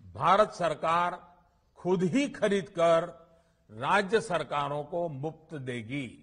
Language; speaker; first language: Hindi; non-native, local second language; Gujarati